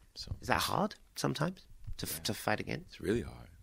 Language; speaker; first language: English; native; English